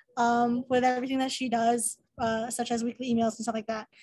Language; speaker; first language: English; native; English